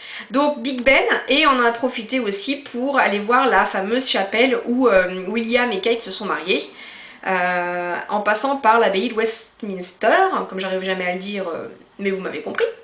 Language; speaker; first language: French; native; French